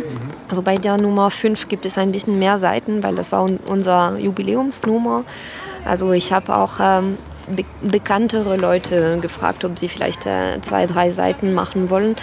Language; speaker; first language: German; non-native, fluent; French